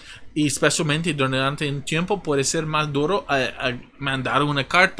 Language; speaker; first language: Spanish; non-native, fluent; English